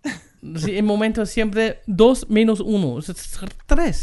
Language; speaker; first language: Spanish; non-native, fluent; German